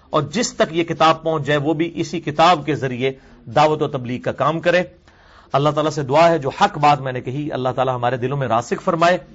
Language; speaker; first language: Urdu; non-native, local second language; Punjabi